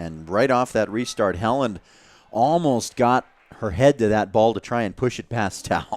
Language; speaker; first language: English; native; English